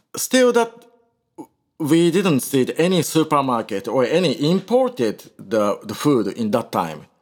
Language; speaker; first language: English; non-native, learner; Japanese